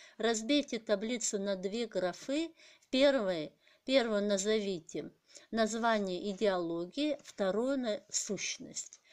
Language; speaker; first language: Russian; non-native, local second language; Kazakh